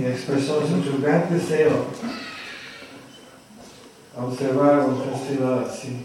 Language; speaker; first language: Spanish; non-native, fluent; English